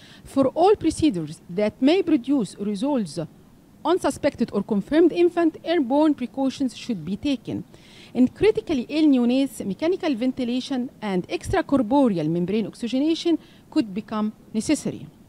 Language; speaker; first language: English; non-native, fluent; Arabic